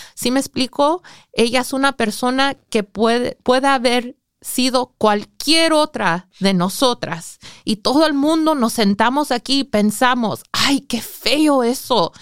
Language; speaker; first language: Spanish; early bilingual, heritage; English